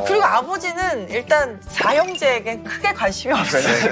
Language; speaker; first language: Korean; native; Korean